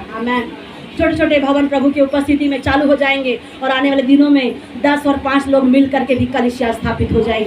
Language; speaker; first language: Hindi; native; Hindi